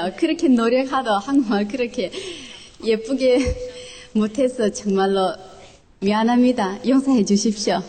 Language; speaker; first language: Korean; non-native, local second language; Chinese